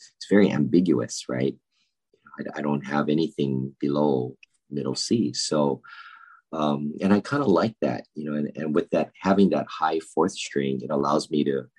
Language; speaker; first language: English; native; English